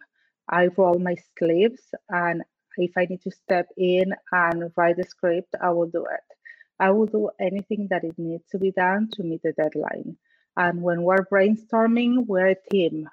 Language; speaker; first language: English; non-native, fluent; Spanish